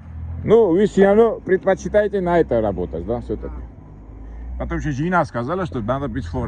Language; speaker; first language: Russian; non-native, fluent; Georgian